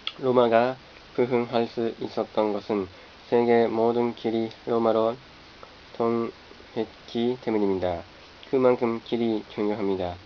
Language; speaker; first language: Korean; non-native, fluent; Japanese